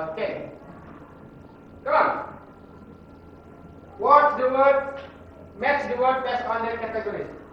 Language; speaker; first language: English; non-native, fluent; Indonesian